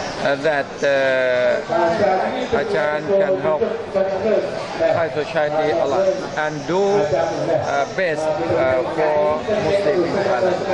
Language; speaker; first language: English; non-native, learner; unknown